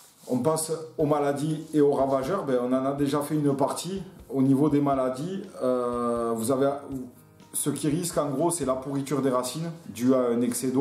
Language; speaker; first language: French; native; French